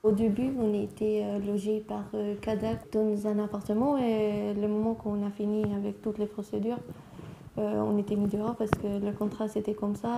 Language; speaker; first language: French; early bilingual, other home language; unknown